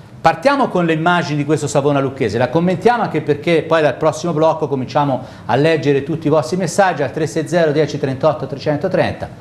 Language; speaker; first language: Italian; native; Italian